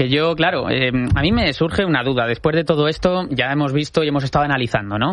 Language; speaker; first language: Spanish; native; Spanish